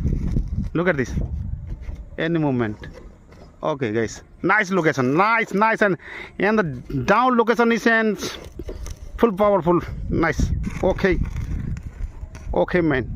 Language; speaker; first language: English; non-native, learner; Odia